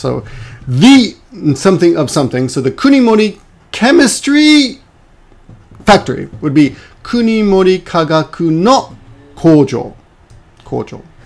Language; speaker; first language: English; native; English